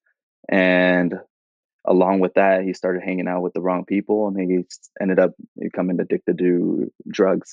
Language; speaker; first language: English; native; English